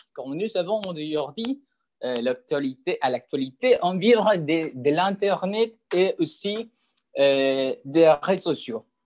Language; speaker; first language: French; non-native, learner; Spanish